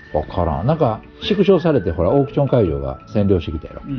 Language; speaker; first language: Japanese; native; Japanese